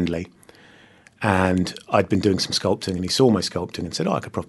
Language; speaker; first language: English; native; English